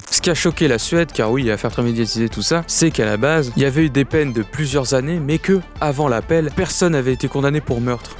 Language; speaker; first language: French; native; French